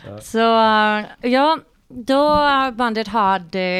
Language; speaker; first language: Swedish; non-native, fluent; Greek